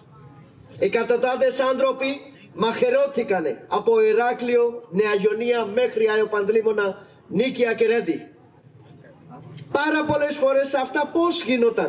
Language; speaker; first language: Greek; non-native, learner; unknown